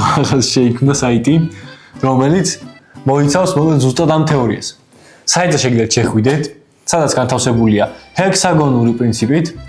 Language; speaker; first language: Georgian; native; Georgian